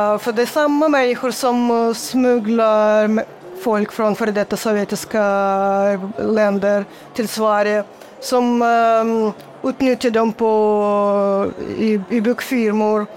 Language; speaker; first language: Swedish; non-native, fluent; Russian